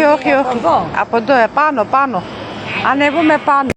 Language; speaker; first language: Greek; non-native, learner; Armenian